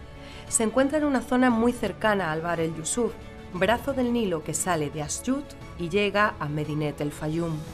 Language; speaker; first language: Spanish; native; Spanish